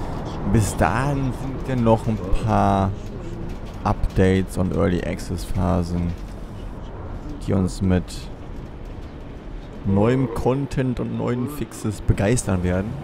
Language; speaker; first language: German; native; German